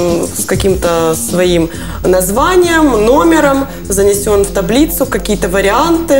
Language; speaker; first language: Russian; native; Russian